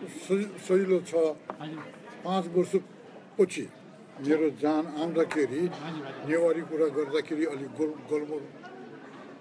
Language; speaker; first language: Nepali; non-native, local second language; Newari